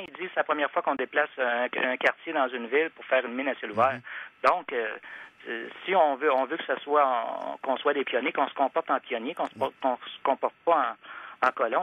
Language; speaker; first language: French; native; French